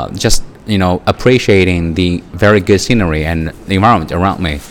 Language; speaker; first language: English; non-native, fluent; Chinese